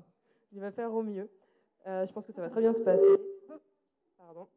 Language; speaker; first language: French; native; French